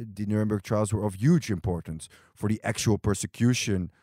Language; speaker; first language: English; non-native, fluent; Dutch